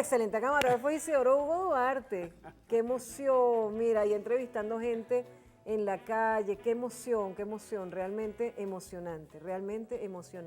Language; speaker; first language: Spanish; native; Spanish